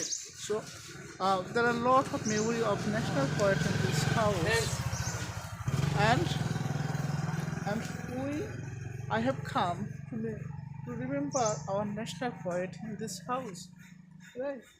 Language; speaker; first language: English; non-native, local second language; Bangla